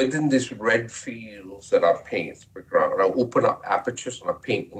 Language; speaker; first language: English; non-native, local second language; Punjabi